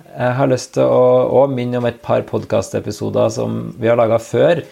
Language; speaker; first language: Norwegian; native; Norwegian